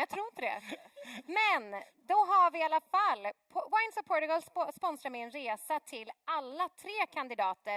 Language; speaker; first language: Swedish; native; Swedish